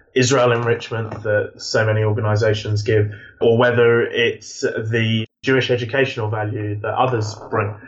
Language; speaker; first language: English; native; English